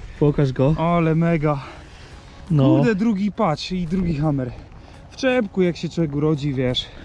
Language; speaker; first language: Polish; native; Polish